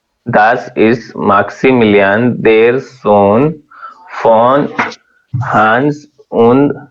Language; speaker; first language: German; non-native, learner; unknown